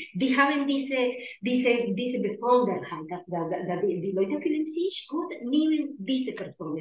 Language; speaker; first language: German; non-native, learner; Spanish